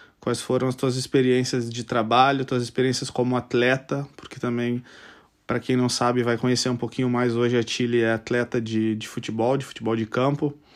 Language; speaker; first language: Portuguese; native; Portuguese